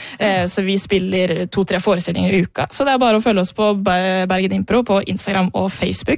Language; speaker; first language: Norwegian; native; Norwegian